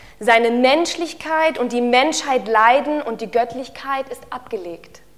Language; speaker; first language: German; native; German